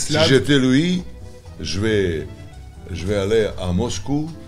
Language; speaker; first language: French; non-native, learner; Serbian